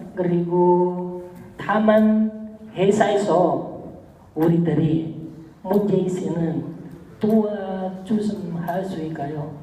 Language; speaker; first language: Korean; non-native, learner; Indonesian